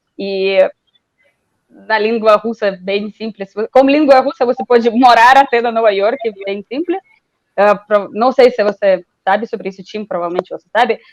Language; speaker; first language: Portuguese; non-native, fluent; Russian